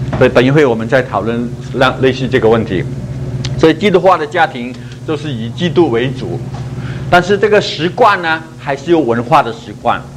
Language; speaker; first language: Chinese; non-native, local second language; Cantonese